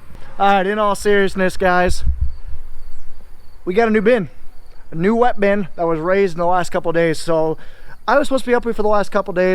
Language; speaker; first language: English; native; English